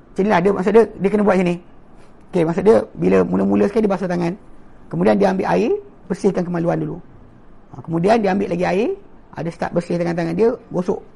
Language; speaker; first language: Malay; native; Malay